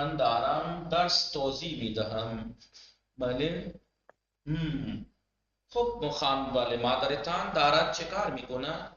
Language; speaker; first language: Persian; non-native, fluent; Urdu